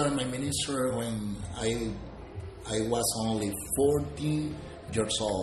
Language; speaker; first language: English; non-native, learner; Spanish